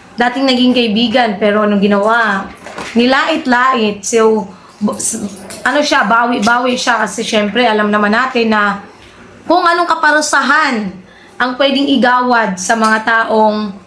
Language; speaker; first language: Filipino; native; Filipino